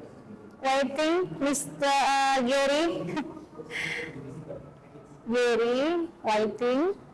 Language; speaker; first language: English; non-native, learner; Indonesian